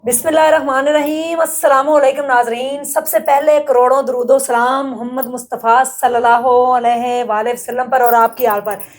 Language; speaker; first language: Urdu; non-native, local second language; Punjabi